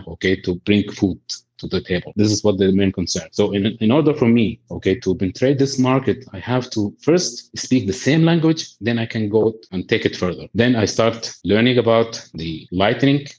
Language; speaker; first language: English; non-native, fluent; Arabic